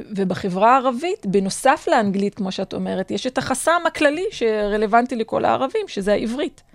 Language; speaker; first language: Hebrew; native; Hebrew